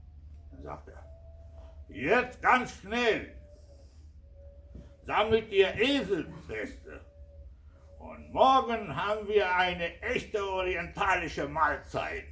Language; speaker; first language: German; non-native, fluent; Kurdish